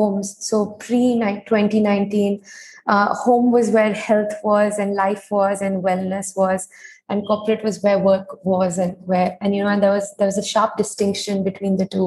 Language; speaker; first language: English; non-native, local second language; Hindi